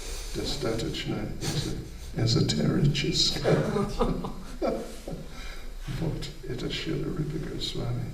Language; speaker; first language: Russian; non-native, learner; English